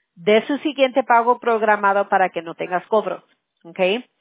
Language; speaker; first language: Spanish; early bilingual, other home language; English